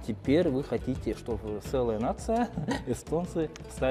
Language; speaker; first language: Russian; non-native, local second language; Kyrgyz